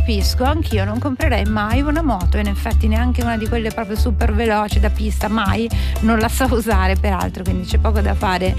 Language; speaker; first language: Italian; native; Italian